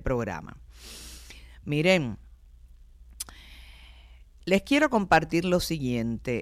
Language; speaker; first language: Spanish; native; Spanish